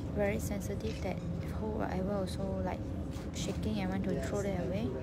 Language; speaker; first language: English; non-native, local second language; Cantonese